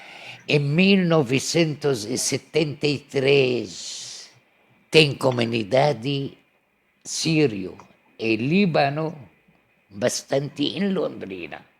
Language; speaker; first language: Portuguese; non-native, learner; Arabic